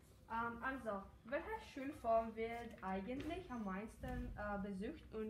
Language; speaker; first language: German; non-native, learner; Greek